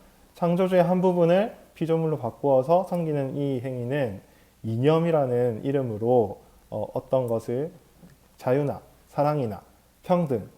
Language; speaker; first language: Korean; native; Korean